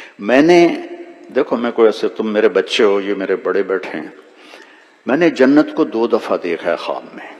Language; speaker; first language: Urdu; non-native, local second language; Punjabi